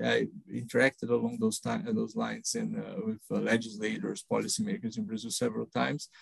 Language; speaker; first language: English; non-native, fluent; Portuguese